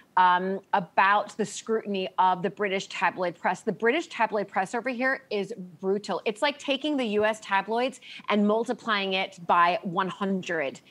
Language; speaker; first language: English; native; English